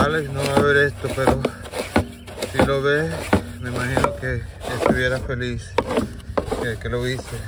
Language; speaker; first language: Spanish; early bilingual, heritage; Spanish